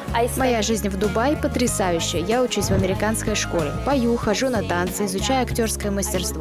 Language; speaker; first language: Russian; early bilingual, heritage; Russian